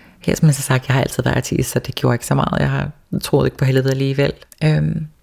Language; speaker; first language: Danish; early bilingual, other home language; Faroese